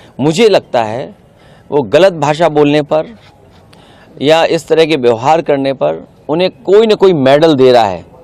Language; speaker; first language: Hindi; native; Hindi